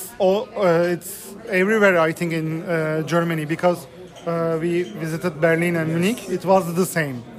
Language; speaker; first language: English; non-native, fluent; Turkish